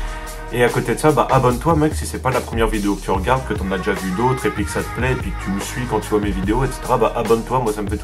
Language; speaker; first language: French; native; French